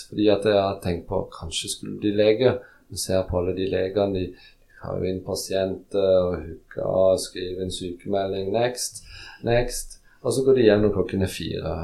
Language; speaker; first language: Norwegian; early bilingual, other home language; Polish